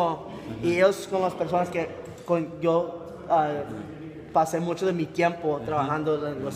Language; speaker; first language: Spanish; early bilingual, heritage; Spanish